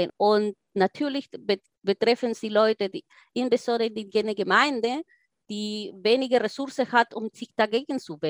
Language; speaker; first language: German; non-native, fluent; Spanish